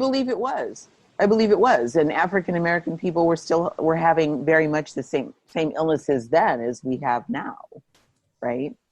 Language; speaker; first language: English; native; English